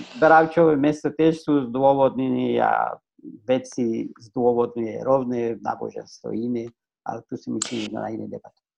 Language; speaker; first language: Slovak; non-native, fluent; Persian